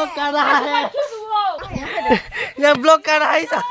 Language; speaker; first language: Hindi; non-native, local second language; Kok Borok